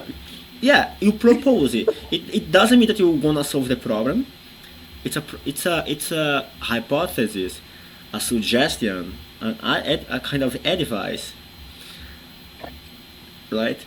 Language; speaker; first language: English; non-native, fluent; Portuguese